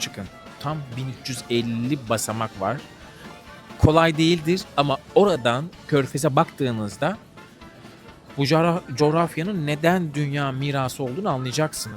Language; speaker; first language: Turkish; native; Turkish